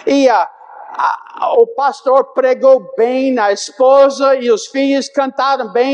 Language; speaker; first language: Portuguese; non-native, fluent; English